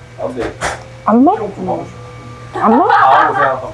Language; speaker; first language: Korean; non-native, fluent; Japanese